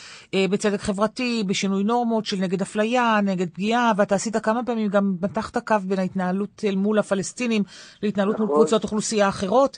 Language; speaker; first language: Hebrew; native; Hebrew